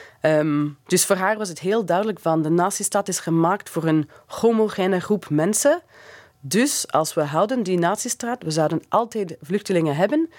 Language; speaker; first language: Dutch; non-native, fluent; English